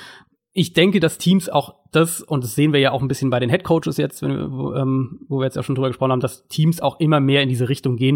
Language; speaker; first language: German; native; German